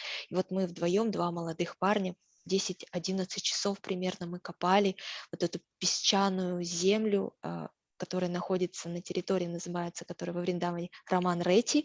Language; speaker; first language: Russian; native; Russian